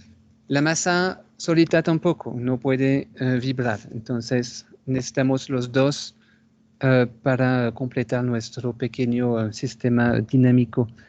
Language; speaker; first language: Spanish; non-native, fluent; French